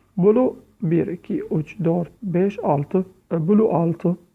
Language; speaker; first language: Arabic; native; Arabic